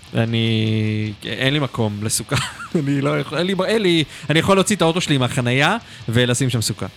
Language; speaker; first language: Hebrew; early bilingual, other home language; Hungarian